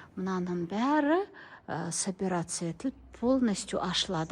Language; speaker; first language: Russian; non-native, local second language; Kazakh